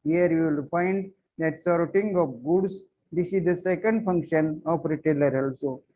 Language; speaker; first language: English; non-native, local second language; Marathi